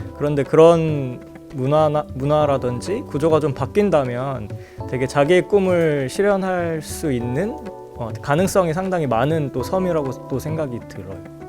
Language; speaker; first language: Korean; native; Korean